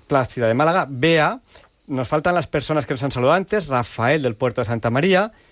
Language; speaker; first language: Spanish; native; Spanish